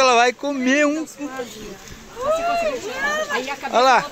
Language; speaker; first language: Portuguese; native; Portuguese